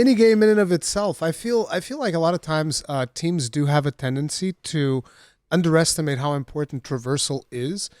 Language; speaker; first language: English; native; English